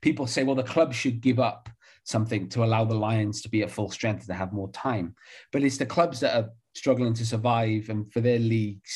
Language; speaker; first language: English; native; English